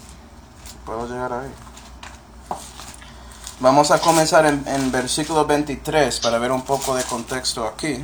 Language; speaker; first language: Spanish; non-native, fluent; English